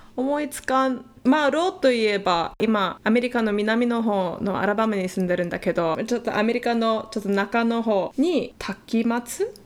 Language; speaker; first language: Japanese; early bilingual, heritage; Japanese